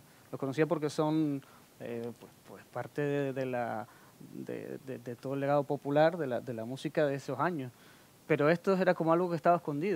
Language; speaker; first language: Spanish; native; Spanish